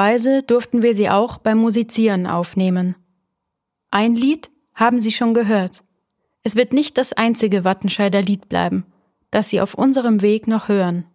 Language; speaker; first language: German; native; German